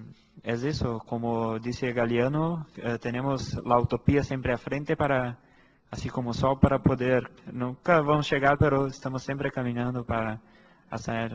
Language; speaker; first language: Spanish; non-native, fluent; Portuguese